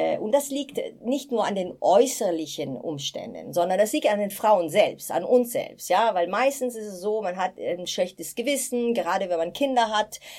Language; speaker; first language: German; non-native, fluent; Italian